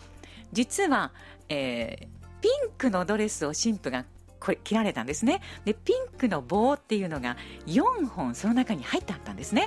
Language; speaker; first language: Japanese; native; Japanese